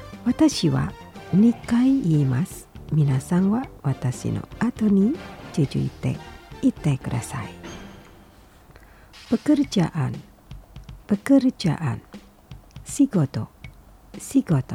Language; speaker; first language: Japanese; non-native, fluent; Indonesian